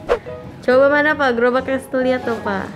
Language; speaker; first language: Indonesian; native; Indonesian